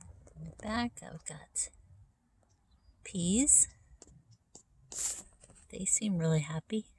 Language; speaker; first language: English; native; English